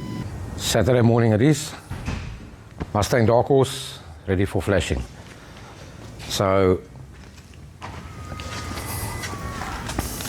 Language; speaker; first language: English; native; English